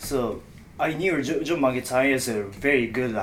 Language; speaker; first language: English; non-native, learner; Japanese